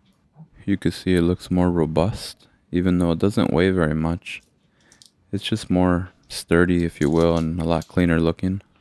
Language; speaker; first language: English; native; English